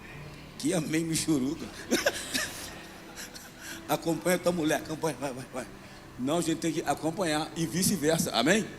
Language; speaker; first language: Portuguese; native; Portuguese